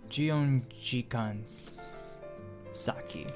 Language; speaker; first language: Japanese; non-native, learner; English